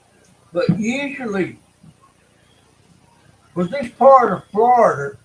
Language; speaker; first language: English; native; English